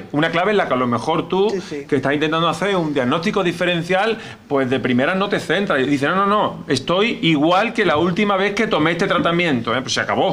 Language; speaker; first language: Spanish; native; Spanish